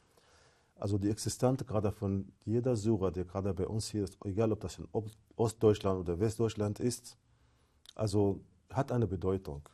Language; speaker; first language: German; non-native, fluent; Arabic